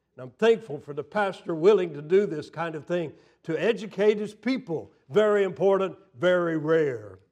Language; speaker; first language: English; native; English